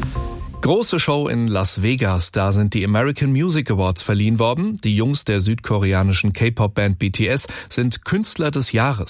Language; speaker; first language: German; native; German